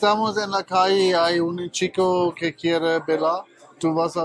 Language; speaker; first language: Spanish; non-native, learner; German